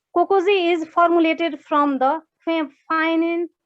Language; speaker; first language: English; non-native, local second language; Nepali